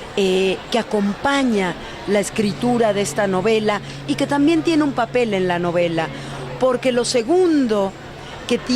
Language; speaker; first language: Spanish; native; Spanish